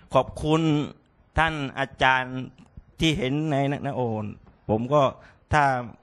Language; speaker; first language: Thai; non-native, local second language; Malay